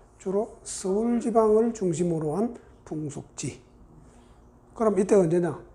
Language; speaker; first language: Korean; native; Korean